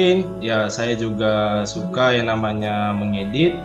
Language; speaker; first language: Indonesian; native; Indonesian